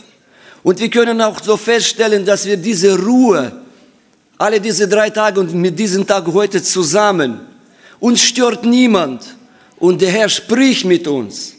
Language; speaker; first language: German; non-native, fluent; Russian